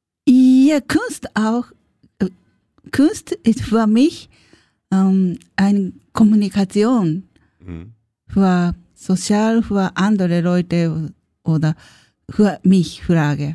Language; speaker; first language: German; non-native, learner; Japanese